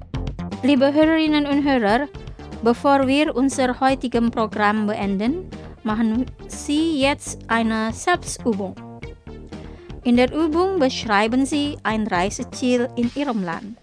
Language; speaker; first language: German; non-native, fluent; Indonesian